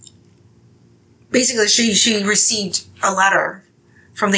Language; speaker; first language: English; non-native, local second language; Filipino